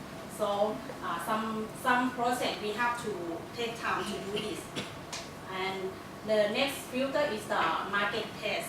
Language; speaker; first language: English; non-native, learner; Thai